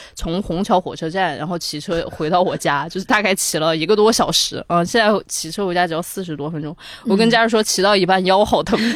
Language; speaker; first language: Chinese; native; Chinese